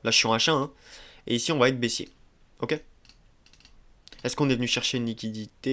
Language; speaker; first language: French; native; French